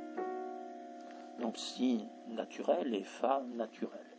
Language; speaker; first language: French; native; French